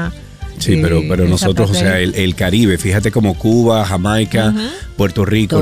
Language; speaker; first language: Spanish; native; Spanish